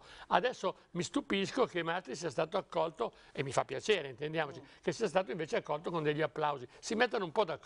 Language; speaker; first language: Italian; native; Italian